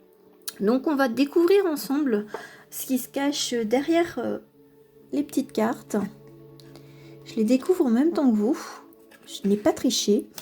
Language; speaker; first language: French; native; French